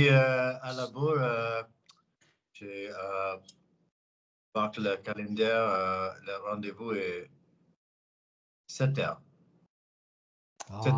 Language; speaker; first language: French; non-native, learner; English